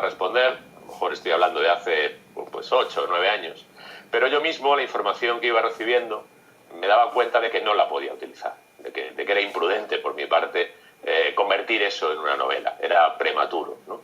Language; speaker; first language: Spanish; native; Spanish